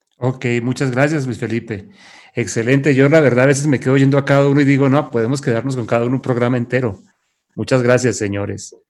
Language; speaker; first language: Spanish; native; Spanish